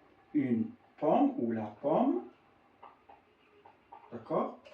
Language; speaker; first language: French; non-native, local second language; Arabic